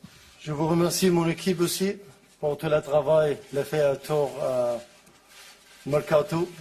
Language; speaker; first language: French; non-native, learner; Arabic